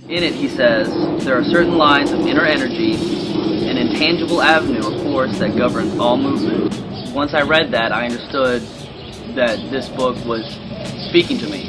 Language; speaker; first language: English; native; English